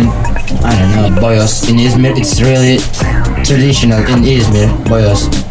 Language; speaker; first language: English; non-native, learner; Turkish